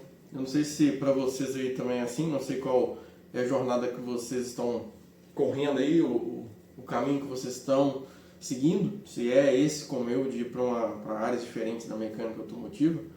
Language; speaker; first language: Portuguese; native; Portuguese